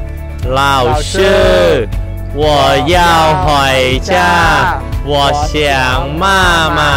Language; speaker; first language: Chinese; non-native, learner; Vietnamese